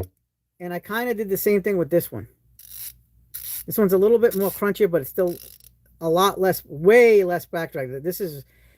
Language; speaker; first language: English; native; English